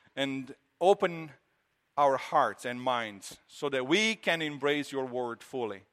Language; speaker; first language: English; non-native, fluent; Romanian